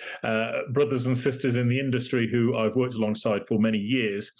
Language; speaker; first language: English; native; English